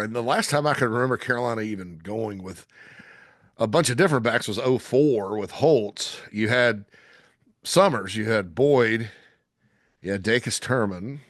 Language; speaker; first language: English; native; English